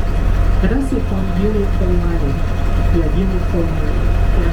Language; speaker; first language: English; non-native, learner; Vietnamese